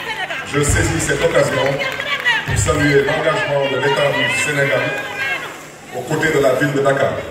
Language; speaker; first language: French; non-native, local second language; Wolof